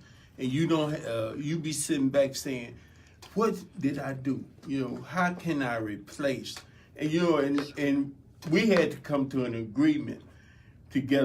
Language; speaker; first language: English; native; English